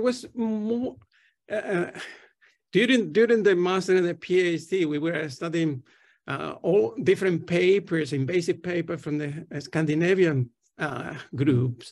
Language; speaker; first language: English; non-native, fluent; Spanish